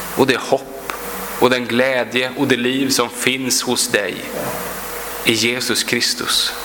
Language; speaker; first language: Swedish; native; Swedish